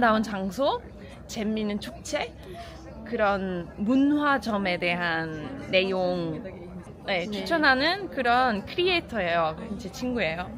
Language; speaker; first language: Korean; non-native, fluent; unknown